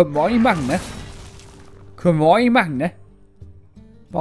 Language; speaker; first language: German; native; German